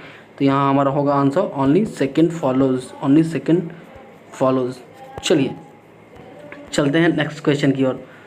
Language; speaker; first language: Hindi; native; Hindi